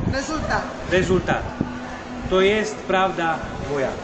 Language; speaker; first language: Russian; non-native, learner; Slovak